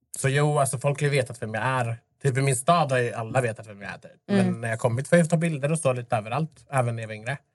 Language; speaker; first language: Swedish; early bilingual, other home language; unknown